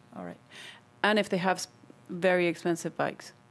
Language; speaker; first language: English; non-native, fluent; Spanish